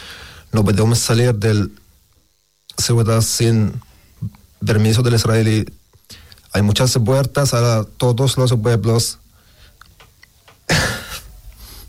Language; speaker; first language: Spanish; non-native, learner; Arabic